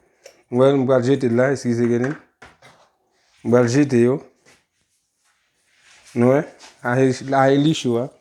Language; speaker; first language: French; non-native, learner; Haitian Creole